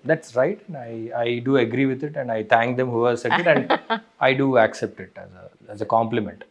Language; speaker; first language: English; non-native, local second language; Telugu